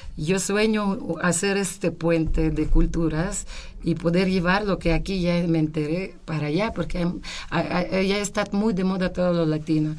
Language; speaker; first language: Spanish; non-native, fluent; Russian